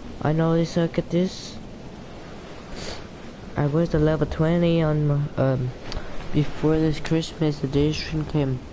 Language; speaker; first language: English; native; English